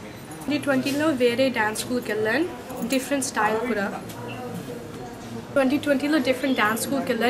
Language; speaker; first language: Telugu; early bilingual, heritage; Telugu